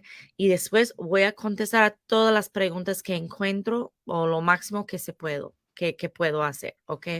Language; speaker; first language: Spanish; non-native, fluent; English